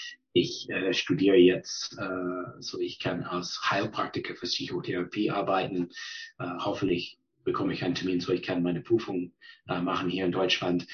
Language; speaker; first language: German; non-native, fluent; English